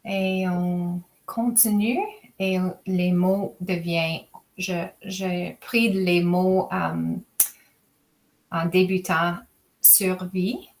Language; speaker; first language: French; non-native, fluent; English